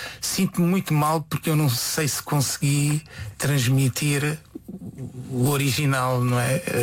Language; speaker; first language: Portuguese; non-native, fluent; Konkani